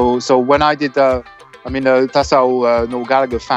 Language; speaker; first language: English; non-native, fluent; French